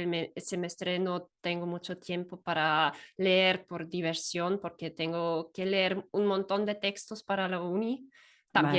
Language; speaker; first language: Spanish; non-native, fluent; German